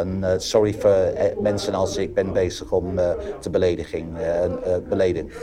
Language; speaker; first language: Dutch; non-native, fluent; English